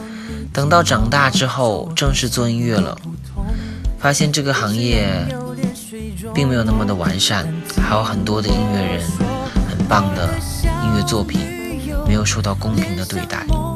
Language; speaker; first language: Chinese; native; Chinese